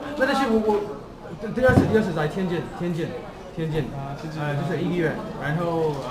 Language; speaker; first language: Chinese; non-native, learner; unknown